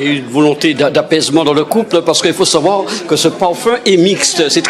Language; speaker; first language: French; native; French